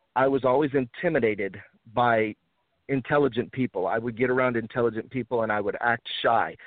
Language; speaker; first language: English; early bilingual, other home language; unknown